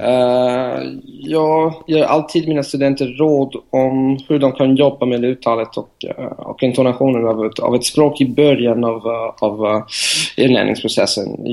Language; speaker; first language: Swedish; non-native, fluent; Italian